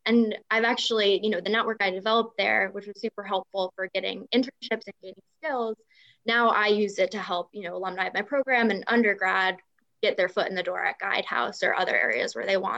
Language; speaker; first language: English; native; English